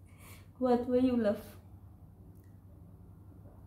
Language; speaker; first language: English; non-native, learner; Filipino